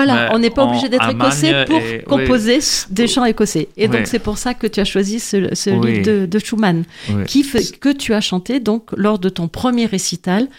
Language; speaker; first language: French; native; French